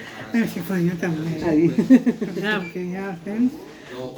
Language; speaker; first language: Catalan; non-native, local second language; Spanish